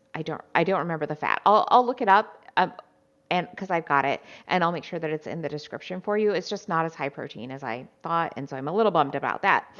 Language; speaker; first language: English; native; English